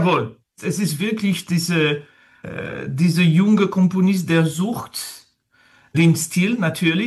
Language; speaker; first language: German; non-native, fluent; French